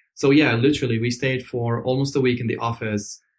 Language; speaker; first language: English; non-native, fluent; Arabic